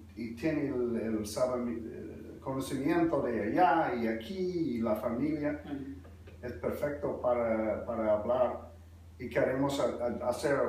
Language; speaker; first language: Spanish; non-native, learner; English